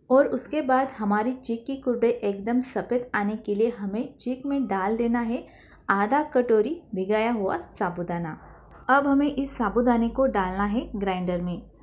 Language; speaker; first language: Hindi; non-native, local second language; Marathi